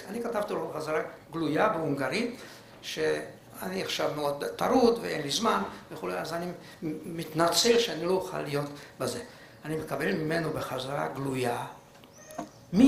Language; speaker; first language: Hebrew; non-native, fluent; Hungarian